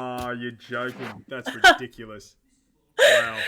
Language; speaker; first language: English; native; English